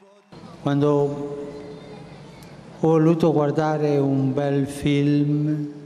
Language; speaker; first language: Italian; non-native, fluent; Spanish